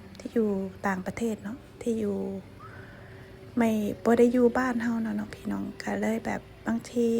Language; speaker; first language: Thai; non-native, local second language; Lao